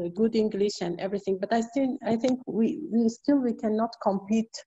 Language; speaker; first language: English; non-native, fluent; Arabic